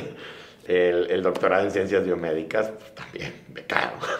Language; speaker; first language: Spanish; native; Spanish